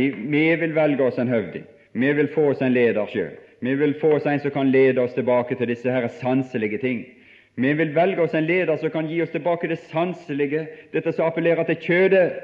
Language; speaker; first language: Norwegian; native; Norwegian